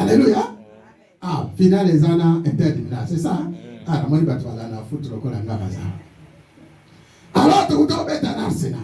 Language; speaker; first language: French; non-native, local second language; Lingala